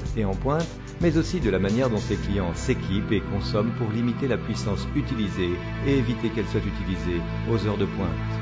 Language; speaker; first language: French; native; French